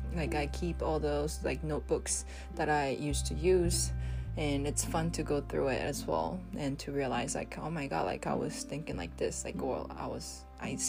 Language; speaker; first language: English; non-native, fluent; Japanese